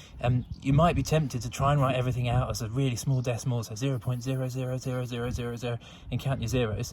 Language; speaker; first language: English; native; English